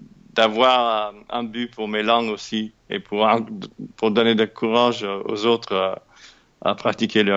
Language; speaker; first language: French; non-native, fluent; English